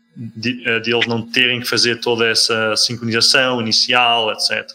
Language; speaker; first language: Portuguese; non-native, fluent; Dutch